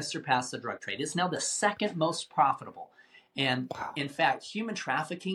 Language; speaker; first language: English; native; English